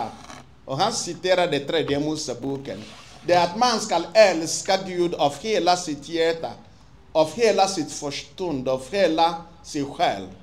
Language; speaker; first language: Swedish; non-native, fluent; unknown